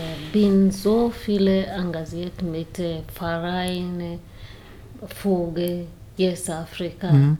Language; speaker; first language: German; non-native, learner; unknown